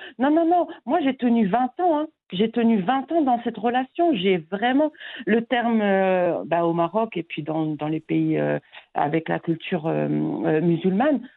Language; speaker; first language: French; non-native, local second language; Arabic